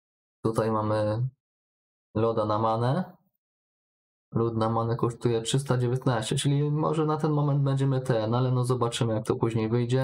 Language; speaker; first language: Polish; native; Polish